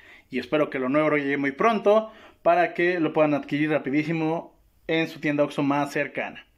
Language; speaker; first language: Spanish; native; Spanish